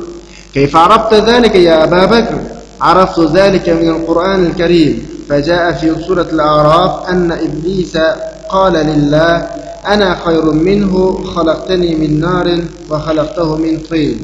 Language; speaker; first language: Arabic; non-native, fluent; Uyghur